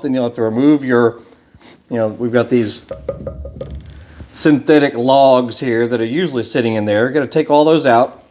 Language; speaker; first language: English; native; English